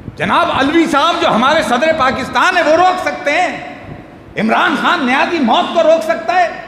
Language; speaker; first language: Urdu; native; Urdu